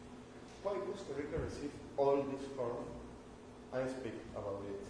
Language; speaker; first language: English; non-native, learner; Spanish